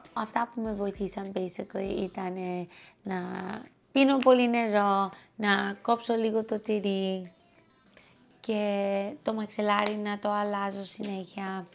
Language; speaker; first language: Greek; early bilingual, heritage; English